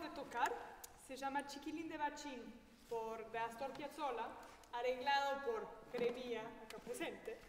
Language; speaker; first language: Spanish; non-native, fluent; French